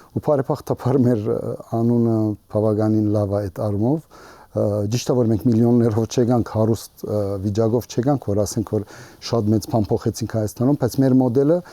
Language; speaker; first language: Armenian; early bilingual, heritage; Armenian